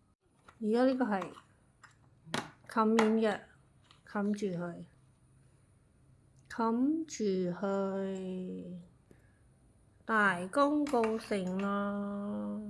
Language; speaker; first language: Cantonese; native; Cantonese